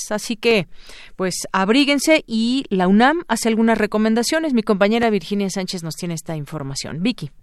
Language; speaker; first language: Spanish; native; Spanish